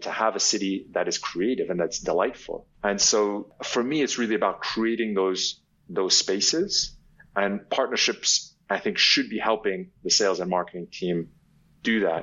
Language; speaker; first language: English; native; English